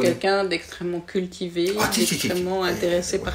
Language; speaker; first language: French; native; French